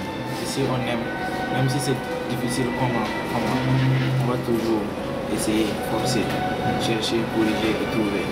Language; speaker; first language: French; non-native, learner; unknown